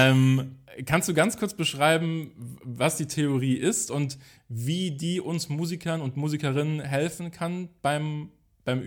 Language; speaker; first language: German; native; German